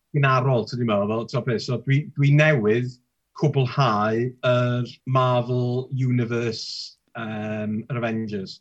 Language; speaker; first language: Welsh; native; Welsh